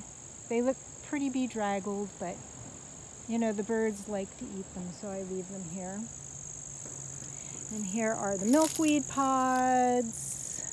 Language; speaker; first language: English; native; English